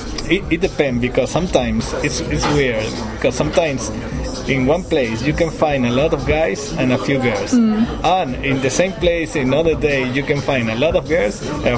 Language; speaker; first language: English; non-native, learner; Spanish